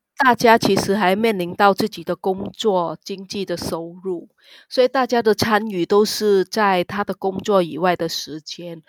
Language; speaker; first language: Chinese; non-native, fluent; Vietnamese